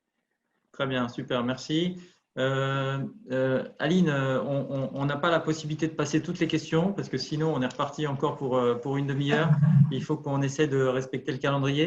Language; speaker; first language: French; native; French